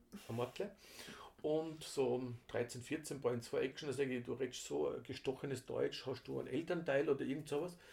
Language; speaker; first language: German; native; German